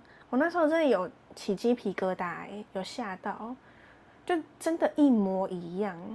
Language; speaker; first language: Chinese; native; Chinese